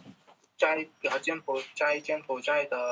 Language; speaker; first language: Chinese; non-native, learner; Khmer